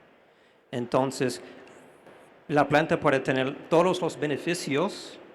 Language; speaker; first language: Spanish; non-native, fluent; English